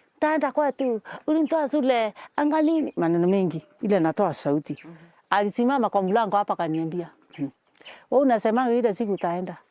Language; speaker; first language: Swahili; non-native, local second language; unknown